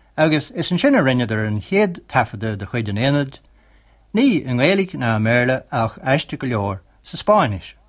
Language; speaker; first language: Irish; native; Irish